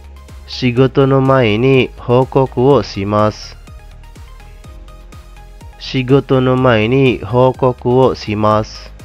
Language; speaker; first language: Japanese; non-native, fluent; Indonesian